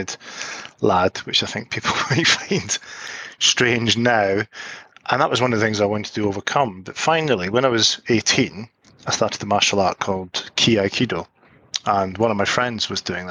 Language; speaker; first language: English; native; English